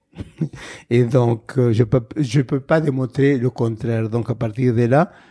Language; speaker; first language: French; non-native, fluent; Spanish